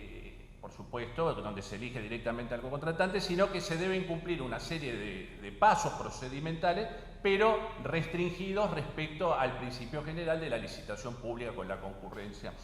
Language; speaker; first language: Spanish; native; Spanish